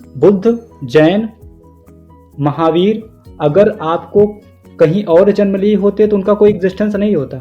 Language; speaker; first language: Hindi; native; Hindi